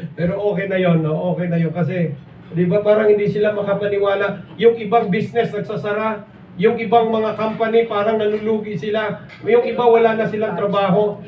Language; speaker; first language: Filipino; non-native, local second language; Cebuano